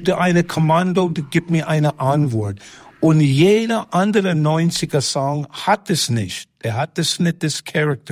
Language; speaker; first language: German; non-native, learner; English